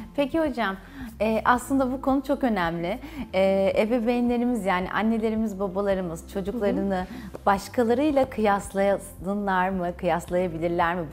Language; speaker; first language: Turkish; native; Turkish